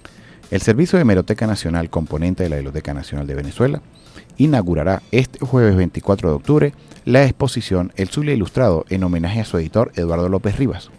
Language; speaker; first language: Spanish; native; Spanish